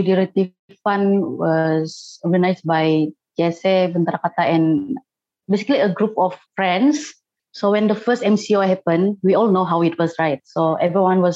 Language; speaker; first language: English; non-native, local second language; Malay